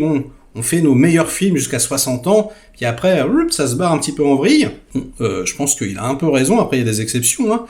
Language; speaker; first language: French; native; French